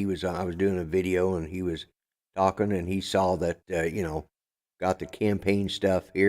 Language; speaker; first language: English; native; English